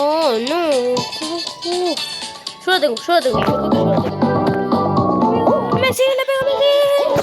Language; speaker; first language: Spanish; native; Spanish